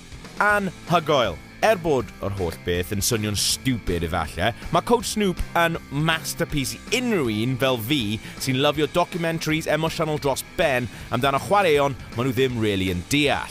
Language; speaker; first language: Welsh; native; Welsh